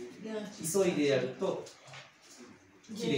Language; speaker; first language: Japanese; native; Japanese